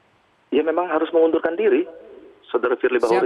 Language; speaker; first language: Indonesian; native; Indonesian